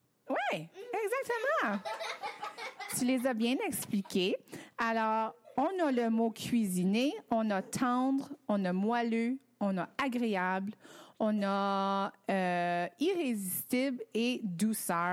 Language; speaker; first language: French; native; French